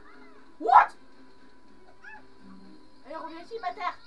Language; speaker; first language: French; native; French